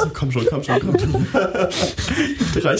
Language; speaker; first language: German; native; German